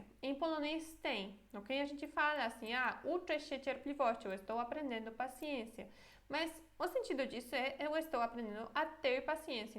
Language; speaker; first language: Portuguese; non-native, fluent; Polish